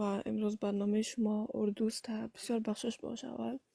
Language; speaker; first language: Persian; early bilingual, heritage; Persian